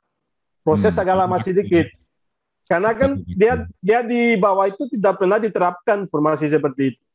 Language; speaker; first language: Indonesian; non-native, fluent; Portuguese